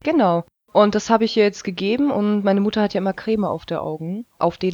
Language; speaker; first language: German; native; German